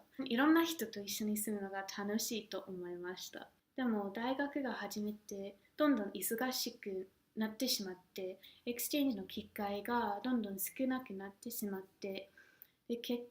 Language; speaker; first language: Japanese; non-native, fluent; English